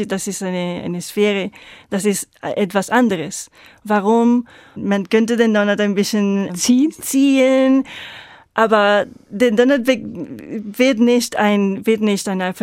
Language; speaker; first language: German; non-native, fluent; Spanish